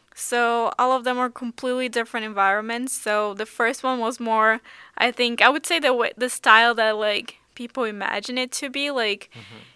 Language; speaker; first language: English; non-native, fluent; Portuguese